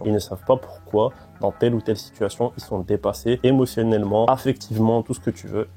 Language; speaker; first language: French; native; French